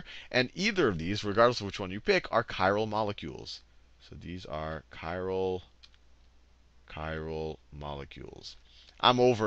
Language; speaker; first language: English; native; English